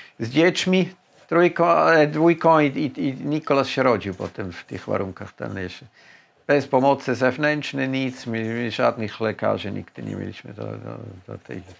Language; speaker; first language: Polish; non-native, fluent; German